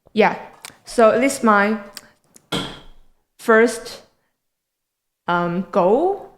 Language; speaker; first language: English; non-native, learner; Chinese